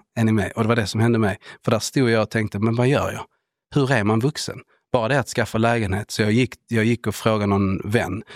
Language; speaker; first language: Swedish; early bilingual, other home language; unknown